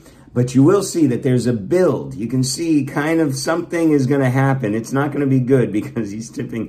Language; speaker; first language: English; native; English